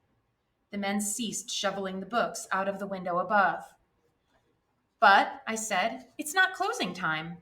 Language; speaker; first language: English; native; English